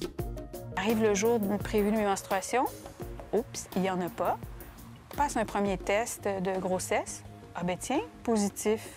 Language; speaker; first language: French; native; French